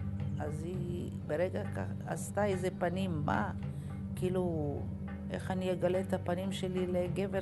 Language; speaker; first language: Hebrew; early bilingual, other home language; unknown